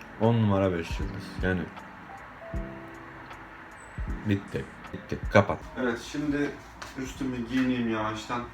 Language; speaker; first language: Turkish; native; Turkish